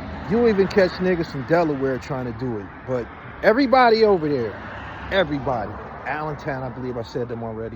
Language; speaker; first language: English; native; English